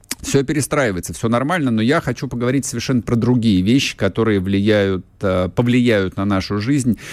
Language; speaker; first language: Russian; native; Russian